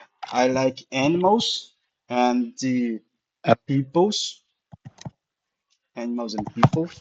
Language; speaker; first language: English; non-native, learner; Portuguese